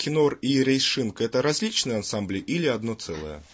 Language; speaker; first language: Russian; native; Russian